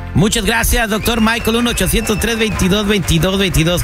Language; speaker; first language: Spanish; native; Spanish